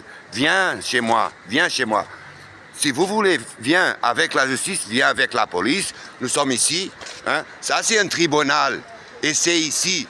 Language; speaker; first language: French; non-native, learner; Portuguese